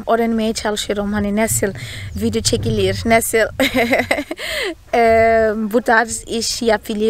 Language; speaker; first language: Turkish; non-native, fluent; Portuguese